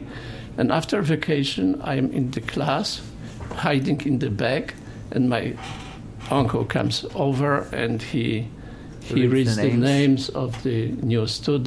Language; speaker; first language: English; non-native, fluent; Polish